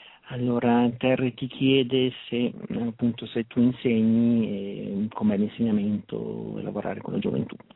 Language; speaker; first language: Italian; native; Italian